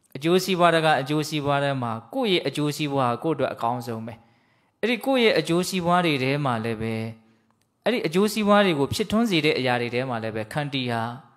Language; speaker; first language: Burmese; native; Burmese